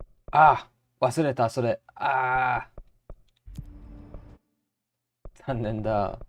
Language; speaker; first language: Japanese; non-native, learner; English